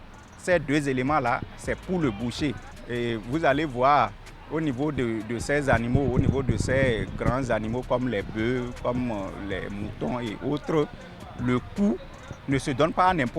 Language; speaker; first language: French; non-native, local second language; Fula